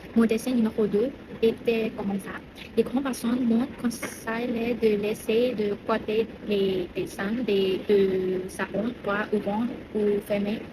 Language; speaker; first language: French; non-native, learner; Burmese